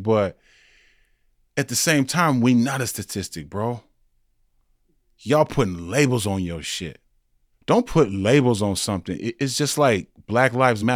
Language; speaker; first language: English; native; English